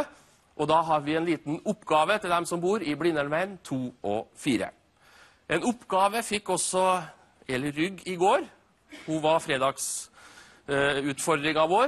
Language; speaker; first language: Norwegian; native; Norwegian